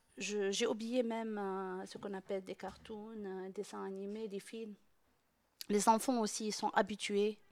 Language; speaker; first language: French; non-native, local second language; Arabic